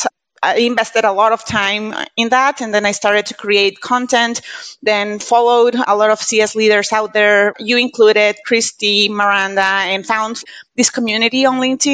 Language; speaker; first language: English; non-native, fluent; Spanish